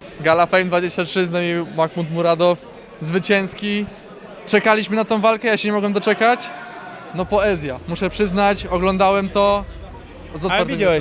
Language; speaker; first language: Polish; native; Polish